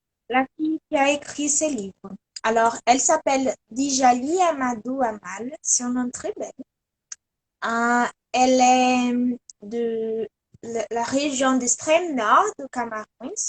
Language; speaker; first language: French; non-native, learner; Portuguese